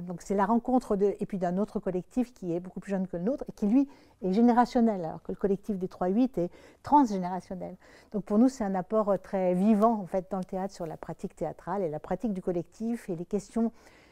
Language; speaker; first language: French; native; French